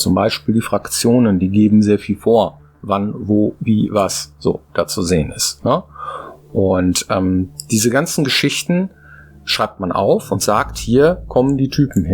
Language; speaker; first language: German; native; German